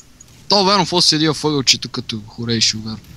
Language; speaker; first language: Bulgarian; native; Bulgarian